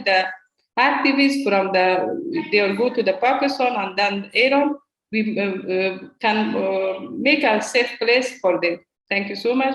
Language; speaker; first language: English; non-native, learner; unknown